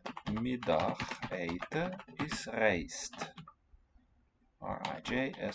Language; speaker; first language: Dutch; non-native, learner; English